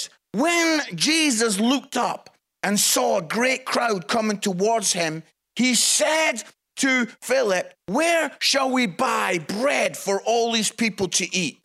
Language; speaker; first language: English; native; English